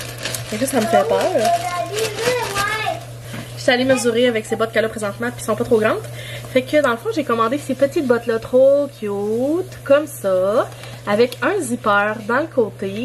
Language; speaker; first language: French; native; French